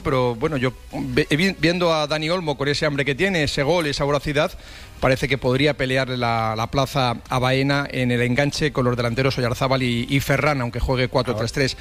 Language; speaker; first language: Spanish; native; Spanish